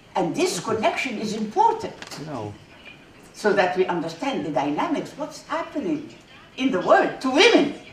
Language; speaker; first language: English; non-native, fluent; Arabic